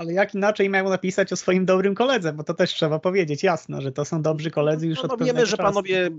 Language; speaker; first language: Polish; native; Polish